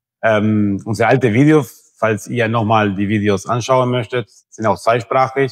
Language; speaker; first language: German; non-native, fluent; Spanish